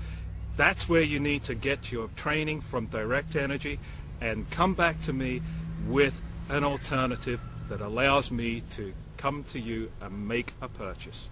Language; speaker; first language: English; native; English